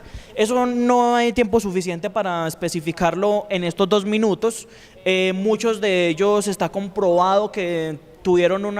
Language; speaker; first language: Spanish; native; Spanish